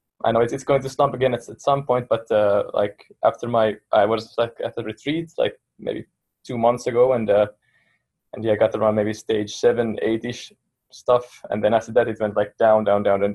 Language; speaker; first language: English; non-native, fluent; Finnish